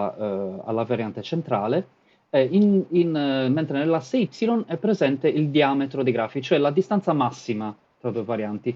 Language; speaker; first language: Italian; native; Italian